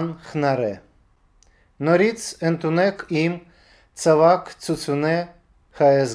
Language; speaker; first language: Armenian; non-native, learner; Russian